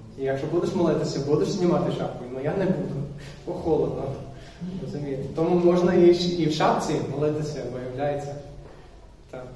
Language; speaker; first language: Ukrainian; non-native, fluent; English